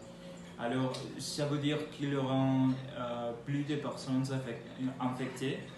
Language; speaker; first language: French; non-native, learner; Spanish